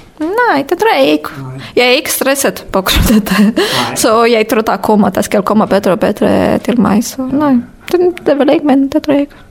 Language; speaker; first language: Danish; non-native, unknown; Romanian